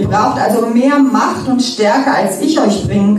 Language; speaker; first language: German; native; German